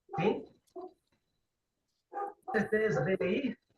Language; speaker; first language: Portuguese; native; Portuguese